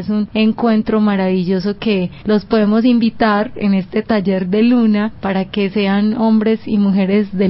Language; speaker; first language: Spanish; native; Spanish